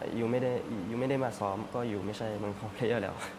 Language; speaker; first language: Thai; early bilingual, heritage; Thai